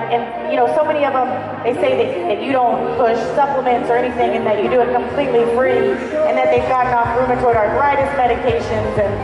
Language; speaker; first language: English; native; English